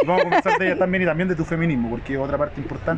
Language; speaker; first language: Spanish; native; Spanish